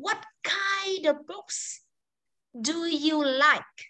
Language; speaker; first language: English; non-native, fluent; Vietnamese